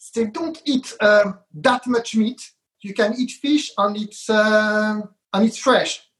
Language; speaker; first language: English; non-native, fluent; Hebrew